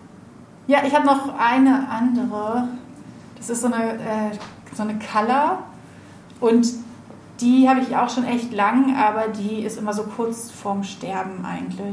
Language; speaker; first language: German; native; German